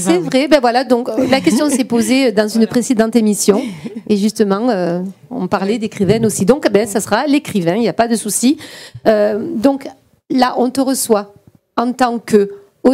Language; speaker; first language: French; native; French